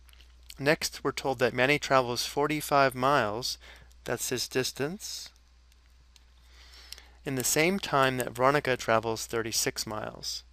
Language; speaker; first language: English; native; English